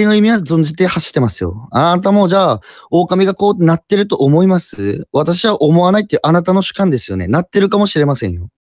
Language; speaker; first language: Japanese; native; Japanese